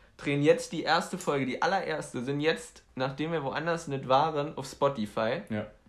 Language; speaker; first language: German; early bilingual, other home language; Polish